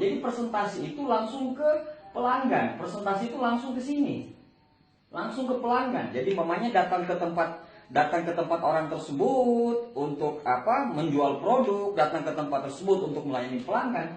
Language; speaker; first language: Indonesian; native; Indonesian